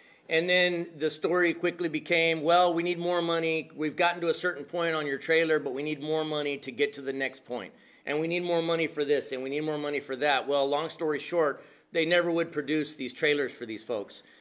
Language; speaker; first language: English; early bilingual, other home language; Spanish